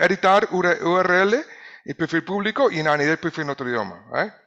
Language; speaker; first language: Spanish; non-native, fluent; English